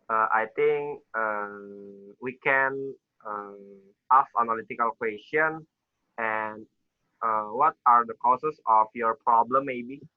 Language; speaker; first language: English; non-native, learner; Indonesian